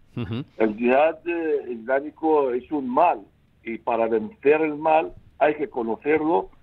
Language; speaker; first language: Spanish; non-native, fluent; Arabic